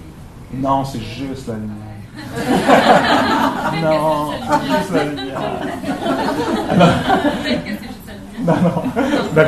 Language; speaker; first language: French; native; French